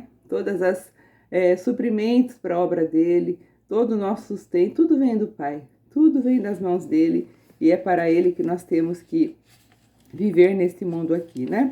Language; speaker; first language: Portuguese; native; Portuguese